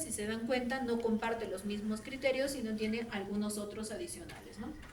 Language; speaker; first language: Spanish; native; Spanish